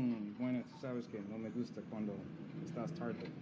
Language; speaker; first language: Spanish; non-native, learner; English